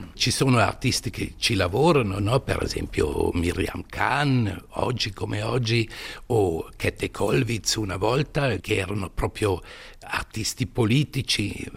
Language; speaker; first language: Italian; non-native, local second language; German